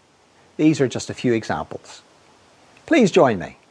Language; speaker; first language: English; native; English